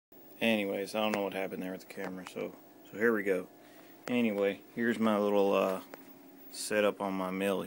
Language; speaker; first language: English; native; English